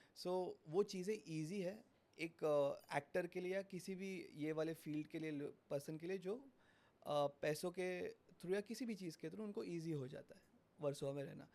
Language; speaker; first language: Hindi; non-native, local second language; Marathi